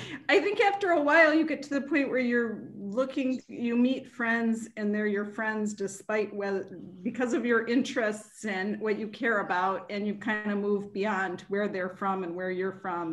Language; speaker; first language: English; native; English